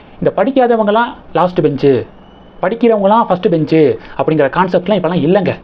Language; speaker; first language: Tamil; native; Tamil